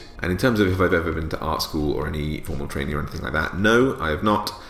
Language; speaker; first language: English; native; English